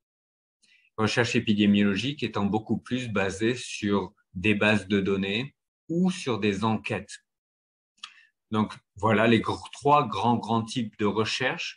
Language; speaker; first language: French; native; French